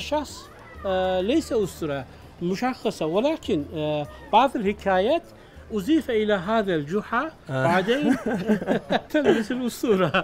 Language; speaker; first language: Arabic; non-native, fluent; Turkish